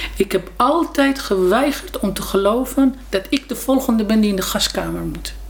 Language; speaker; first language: Dutch; non-native, fluent; Persian